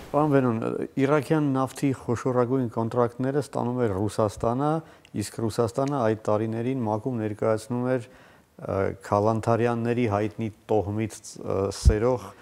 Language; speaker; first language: Armenian; native; Armenian